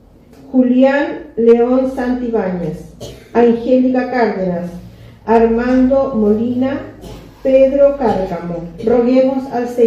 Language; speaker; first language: Spanish; native; Spanish